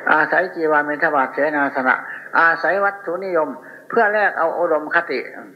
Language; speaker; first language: Thai; native; Thai